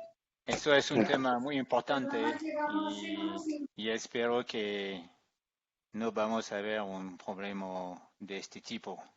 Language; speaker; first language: Spanish; non-native, fluent; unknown